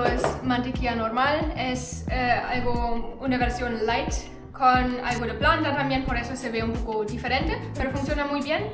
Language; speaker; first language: Spanish; non-native, fluent; German